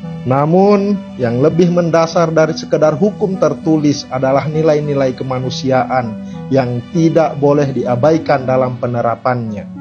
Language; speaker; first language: Indonesian; native; Indonesian